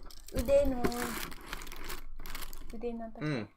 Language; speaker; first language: Japanese; non-native, learner; Vietnamese